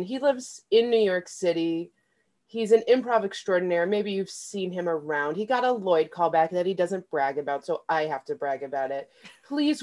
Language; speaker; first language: English; native; English